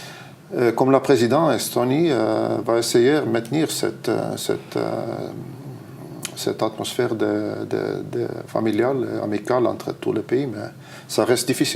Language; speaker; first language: French; non-native, fluent; Estonian